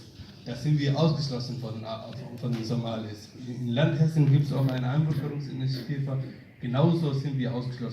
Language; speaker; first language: German; non-native, fluent; Somali